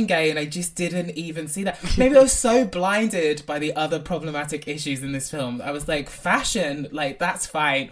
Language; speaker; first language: English; native; English